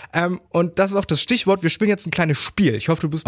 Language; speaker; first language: German; native; German